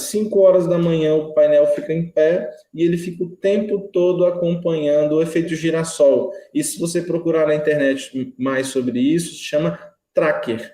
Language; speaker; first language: Portuguese; native; Portuguese